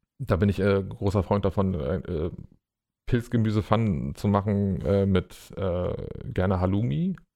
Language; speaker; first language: German; native; German